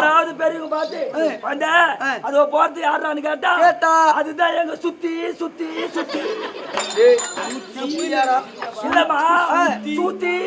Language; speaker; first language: Tamil; native; Tamil